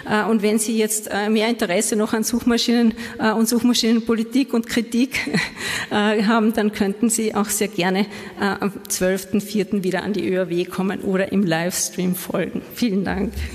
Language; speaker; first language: German; native; German